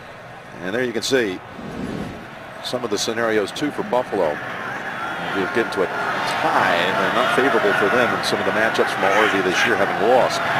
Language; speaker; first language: English; native; English